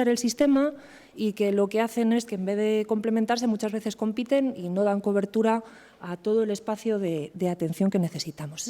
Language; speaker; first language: Spanish; native; Spanish